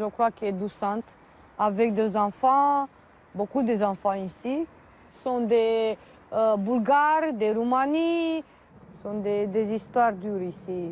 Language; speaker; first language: French; non-native, learner; Romanian